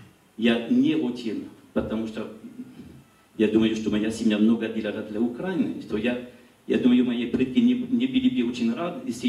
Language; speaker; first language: Russian; non-native, learner; French